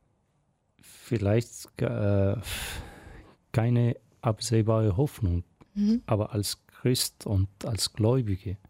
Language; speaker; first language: German; non-native, fluent; Arabic